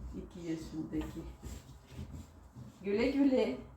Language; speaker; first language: Turkish; non-native, learner; Russian